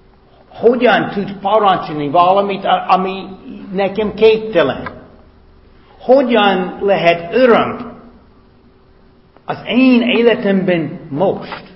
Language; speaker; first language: Hungarian; non-native, fluent; English